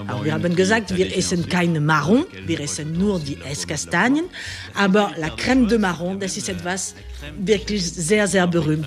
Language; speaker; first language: German; non-native, learner; French